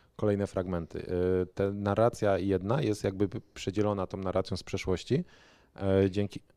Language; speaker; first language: Polish; native; Polish